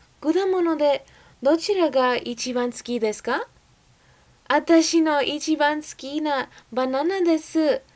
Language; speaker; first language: Japanese; non-native, learner; English